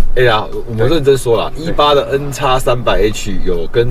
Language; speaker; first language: Chinese; native; Chinese